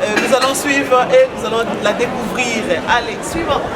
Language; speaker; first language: French; non-native, local second language; Lingala